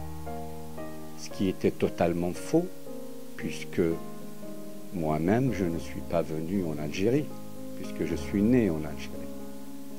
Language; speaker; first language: French; non-native, local second language; Arabic